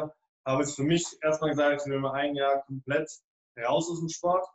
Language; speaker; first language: German; native; German